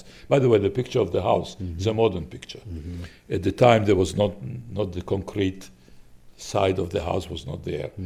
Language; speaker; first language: English; non-native, fluent; Slovak